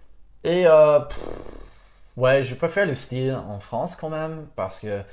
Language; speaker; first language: French; non-native, fluent; English